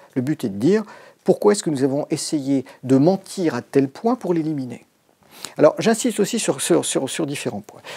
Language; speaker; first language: French; native; French